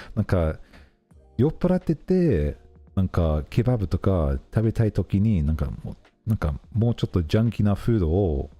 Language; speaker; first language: Japanese; non-native, learner; English